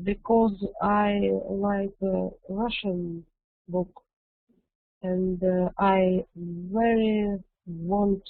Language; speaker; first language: English; non-native, learner; Russian